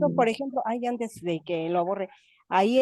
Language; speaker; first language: Spanish; native; Spanish